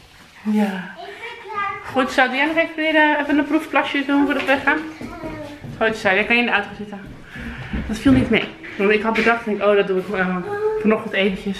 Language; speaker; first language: Dutch; native; Dutch